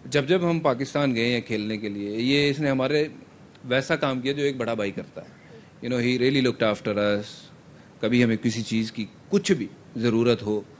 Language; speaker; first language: Hindi; non-native, local second language; Punjabi